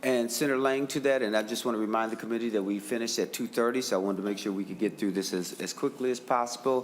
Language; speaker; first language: English; native; English